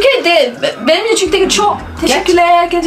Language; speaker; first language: Turkish; non-native, learner; Chinese